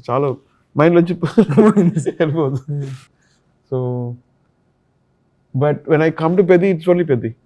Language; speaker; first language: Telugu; non-native, learner; Tamil